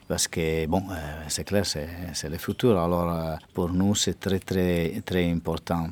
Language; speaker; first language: French; non-native, fluent; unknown